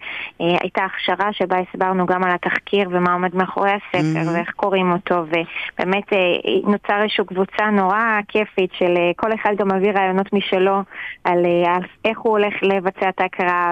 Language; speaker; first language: Hebrew; native; Hebrew